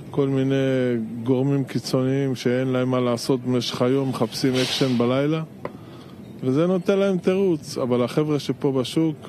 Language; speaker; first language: Hebrew; native; Hebrew